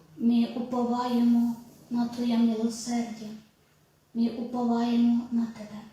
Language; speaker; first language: Ukrainian; non-native, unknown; Malayalam